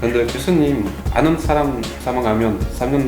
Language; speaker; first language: Korean; non-native, learner; French